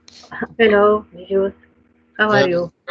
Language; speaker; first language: English; non-native, learner; Spanish